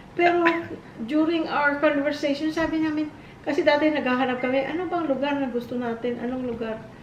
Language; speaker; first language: Filipino; non-native, local second language; Hiligaynon